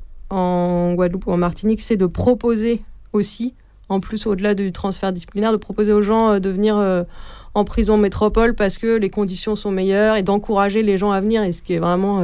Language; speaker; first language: French; native; French